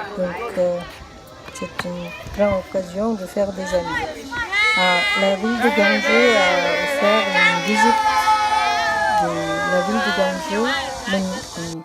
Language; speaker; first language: French; non-native, fluent; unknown